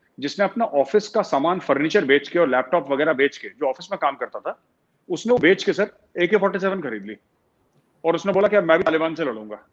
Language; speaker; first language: Hindi; native; Hindi